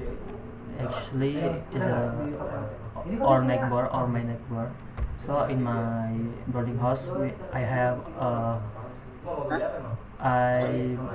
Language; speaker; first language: English; non-native, learner; Indonesian